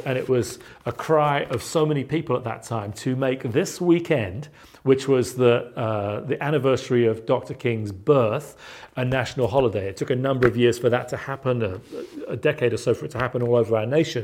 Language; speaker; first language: English; native; English